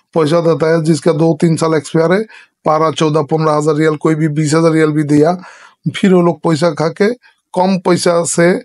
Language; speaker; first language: Hindi; non-native, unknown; Bangla